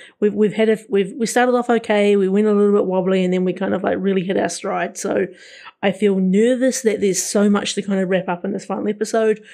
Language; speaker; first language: English; native; English